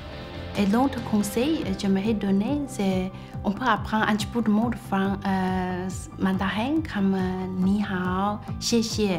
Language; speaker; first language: French; non-native, fluent; Chinese